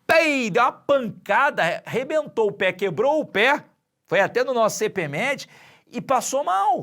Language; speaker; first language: Portuguese; native; Portuguese